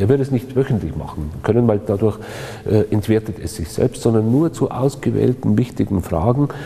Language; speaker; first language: German; native; German